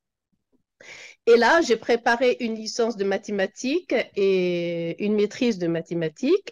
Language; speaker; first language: French; non-native, local second language; Arabic